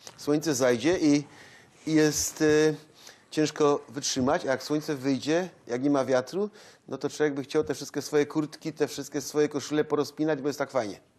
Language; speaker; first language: Polish; native; Polish